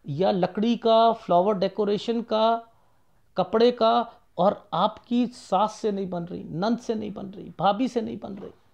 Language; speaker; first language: Hindi; native; Hindi